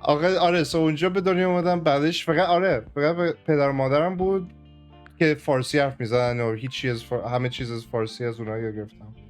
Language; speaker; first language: Persian; early bilingual, heritage; Persian